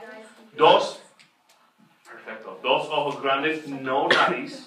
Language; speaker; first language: Spanish; non-native, fluent; English